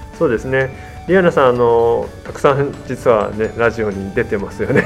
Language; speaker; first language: Japanese; native; Japanese